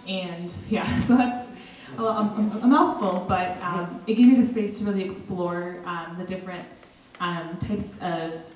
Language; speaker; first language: English; native; English